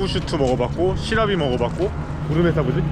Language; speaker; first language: Korean; native; Korean